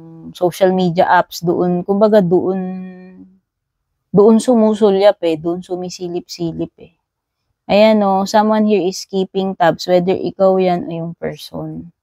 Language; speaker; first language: Filipino; native; Filipino